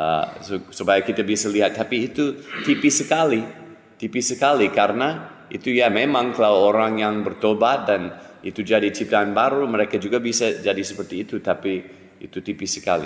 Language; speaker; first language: Indonesian; non-native, fluent; English